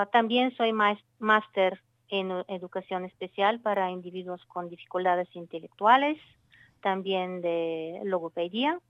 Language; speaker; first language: Spanish; non-native, learner; Bulgarian